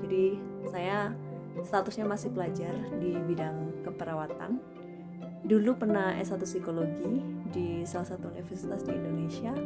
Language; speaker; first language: Indonesian; native; Indonesian